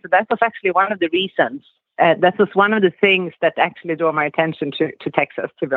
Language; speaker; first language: English; non-native, fluent; Swedish